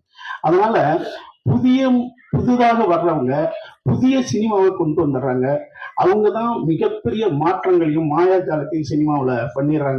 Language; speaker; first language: Tamil; native; Tamil